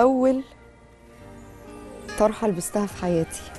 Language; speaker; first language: Arabic; native; Arabic